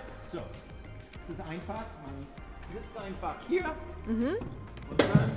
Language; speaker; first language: German; non-native, fluent; English